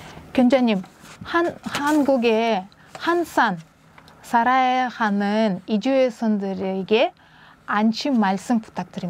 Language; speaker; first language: Korean; non-native, learner; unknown